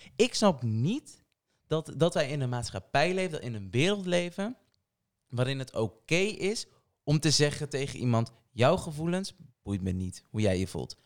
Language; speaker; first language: Dutch; early bilingual, other home language; Portuguese